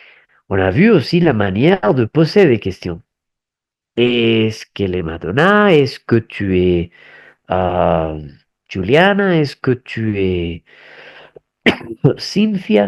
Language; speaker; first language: French; non-native, fluent; Spanish